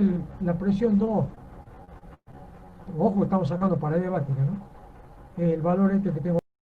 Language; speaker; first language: Spanish; native; Spanish